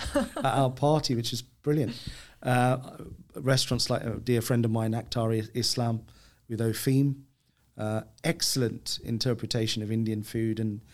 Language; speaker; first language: English; native; English